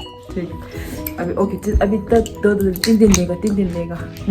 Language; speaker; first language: Hindi; non-native, local second language; Tibetan